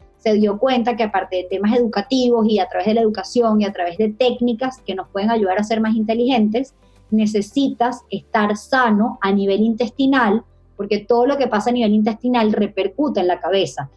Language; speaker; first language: Spanish; native; Spanish